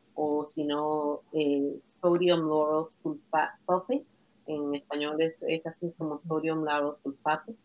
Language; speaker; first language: Spanish; native; Spanish